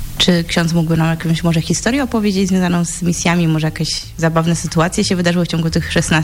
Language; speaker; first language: Polish; native; Polish